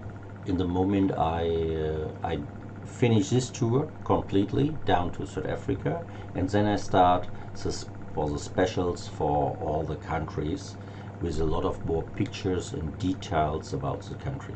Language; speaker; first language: English; non-native, learner; German